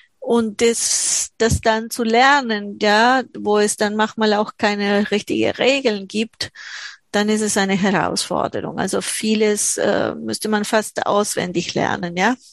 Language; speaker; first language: German; non-native, fluent; Spanish